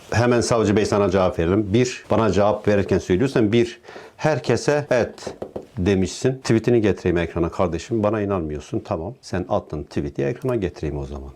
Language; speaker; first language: Turkish; non-native, local second language; Kurdish